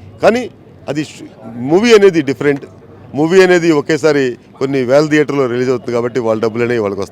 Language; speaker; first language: Telugu; native; Telugu